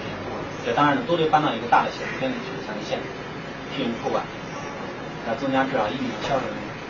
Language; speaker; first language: Chinese; native; Chinese